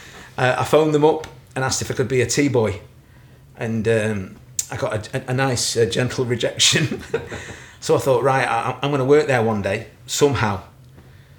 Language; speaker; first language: English; native; English